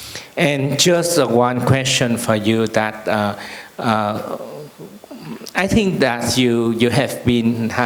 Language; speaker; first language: English; non-native, learner; Vietnamese